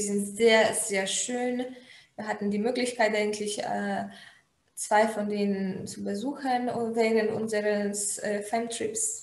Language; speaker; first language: German; non-native, fluent; Polish